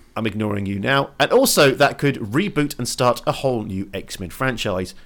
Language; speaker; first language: English; native; English